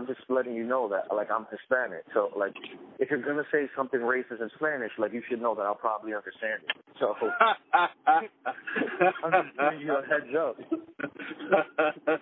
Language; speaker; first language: English; native; English